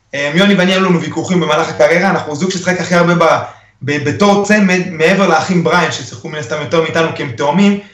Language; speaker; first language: Hebrew; early bilingual, other home language; Spanish